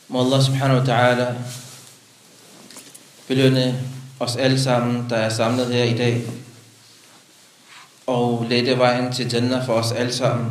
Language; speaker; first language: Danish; non-native, local second language; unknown